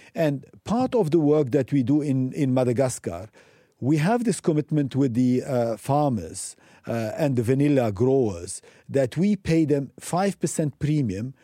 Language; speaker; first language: English; non-native, fluent; Arabic